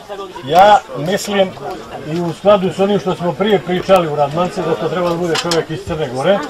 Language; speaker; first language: Bosnian; native; Bosnian